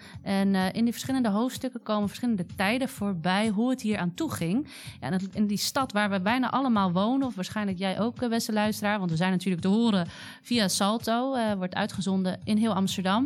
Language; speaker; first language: Dutch; native; Dutch